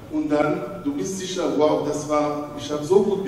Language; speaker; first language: German; non-native, learner; French